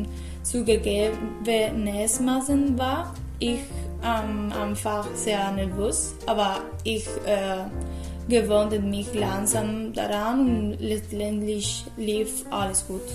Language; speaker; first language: German; non-native, learner; Spanish